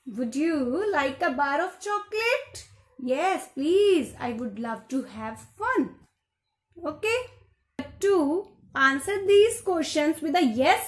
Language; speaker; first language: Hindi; non-native, local second language; Gujarati